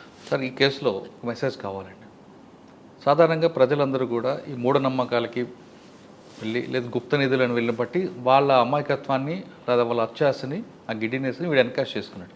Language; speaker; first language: Telugu; native; Telugu